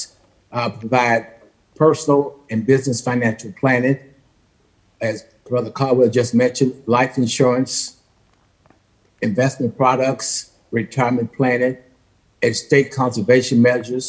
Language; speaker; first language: English; native; English